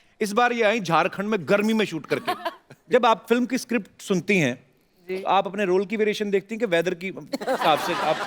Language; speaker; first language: Hindi; non-native, local second language; Punjabi